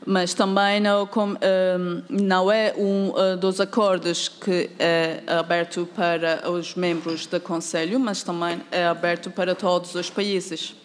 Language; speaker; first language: Portuguese; non-native, fluent; Turkish